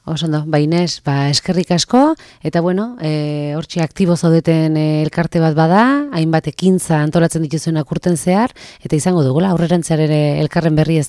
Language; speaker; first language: Basque; native; Basque